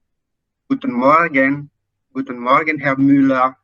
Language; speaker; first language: German; non-native, fluent; Indonesian